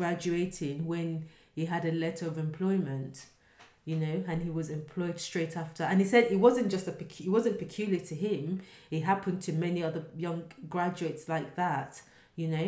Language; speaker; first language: English; non-native, local second language; Yoruba